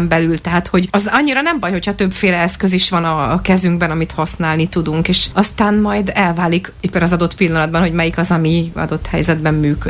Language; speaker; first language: Hungarian; native; Hungarian